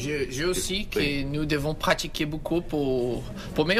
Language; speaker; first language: French; non-native, learner; Portuguese